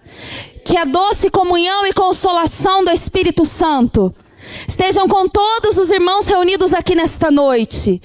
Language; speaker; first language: Portuguese; native; Portuguese